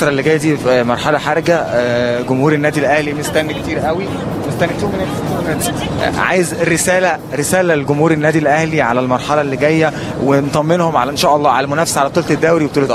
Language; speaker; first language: Arabic; native; Arabic